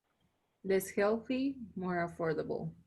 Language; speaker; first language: English; non-native, learner; Spanish